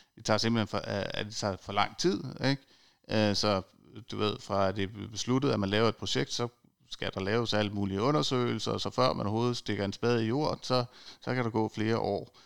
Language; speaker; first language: Danish; native; Danish